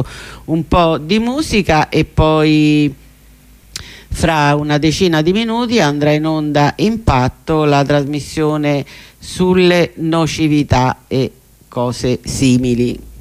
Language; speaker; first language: Italian; native; Italian